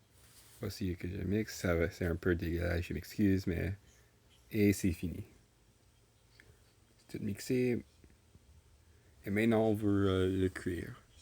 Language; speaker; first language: French; non-native, local second language; English